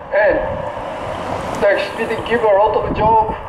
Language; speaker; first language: English; non-native, learner; Japanese